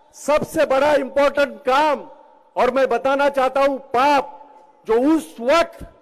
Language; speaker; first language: Hindi; non-native, local second language; Marathi